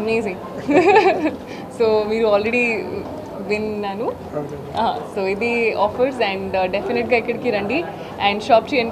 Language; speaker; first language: Telugu; non-native, local second language; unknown